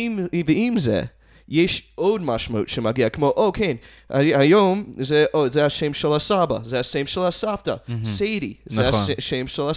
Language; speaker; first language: Hebrew; non-native, fluent; English